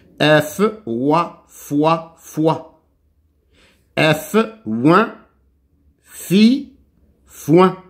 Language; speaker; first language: French; non-native, local second language; Arabic